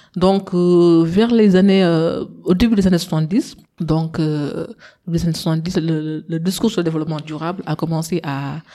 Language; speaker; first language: French; non-native, local second language; Wolof